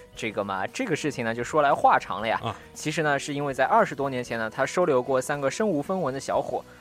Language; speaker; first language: Chinese; native; Chinese